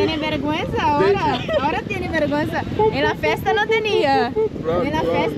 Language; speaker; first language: Spanish; non-native, learner; Portuguese